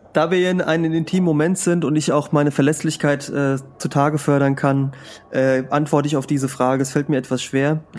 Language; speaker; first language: German; early bilingual, other home language; Spanish